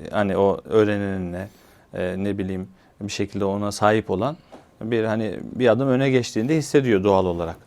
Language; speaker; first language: Turkish; native; Turkish